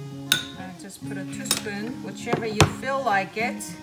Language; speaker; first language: English; non-native, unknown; Korean